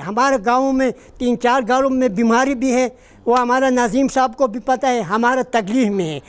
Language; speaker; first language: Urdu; non-native, local second language; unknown